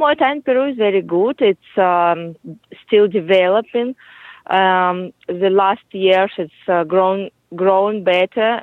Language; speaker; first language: English; non-native, fluent; Russian